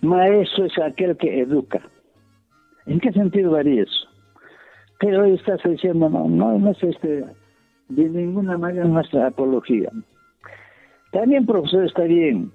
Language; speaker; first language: Spanish; native; Spanish